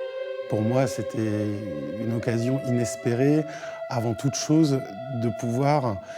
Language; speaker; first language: French; native; French